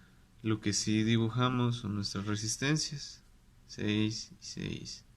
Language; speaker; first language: Spanish; native; Spanish